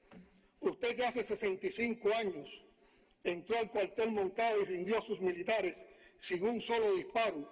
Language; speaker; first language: Spanish; native; Spanish